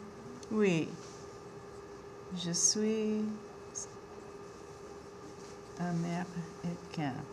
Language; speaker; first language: French; non-native, fluent; English